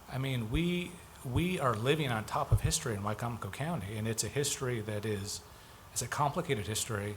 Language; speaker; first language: English; native; English